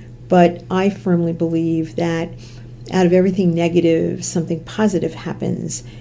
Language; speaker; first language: English; native; English